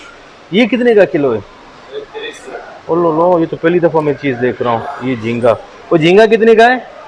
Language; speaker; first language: Hindi; native; Hindi